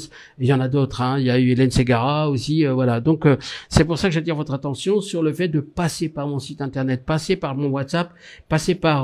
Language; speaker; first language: French; native; French